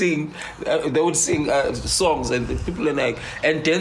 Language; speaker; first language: English; non-native, local second language; Xhosa